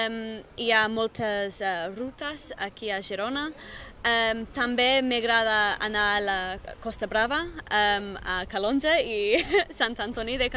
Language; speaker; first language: Catalan; non-native, fluent; English